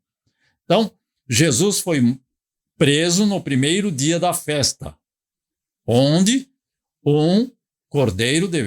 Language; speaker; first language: Portuguese; native; Portuguese